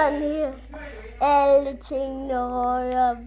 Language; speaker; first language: Danish; early bilingual, other home language; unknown